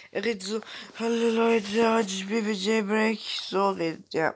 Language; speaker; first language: German; early bilingual, other home language; Turkish